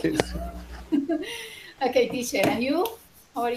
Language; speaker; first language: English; non-native, learner; Spanish